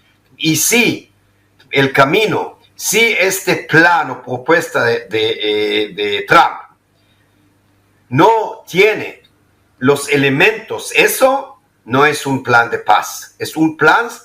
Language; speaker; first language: Spanish; non-native, fluent; Hebrew